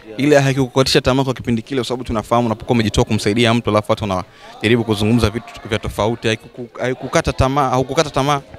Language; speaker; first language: Swahili; native; Swahili